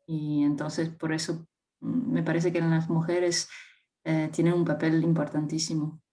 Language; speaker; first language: Spanish; non-native, fluent; French